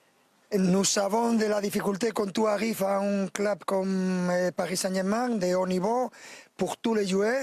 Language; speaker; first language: French; non-native, fluent; Spanish